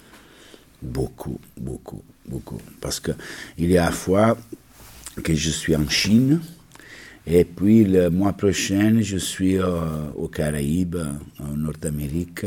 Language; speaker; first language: French; non-native, learner; Italian